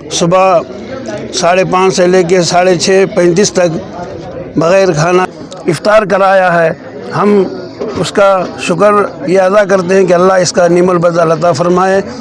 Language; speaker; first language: Urdu; native; Urdu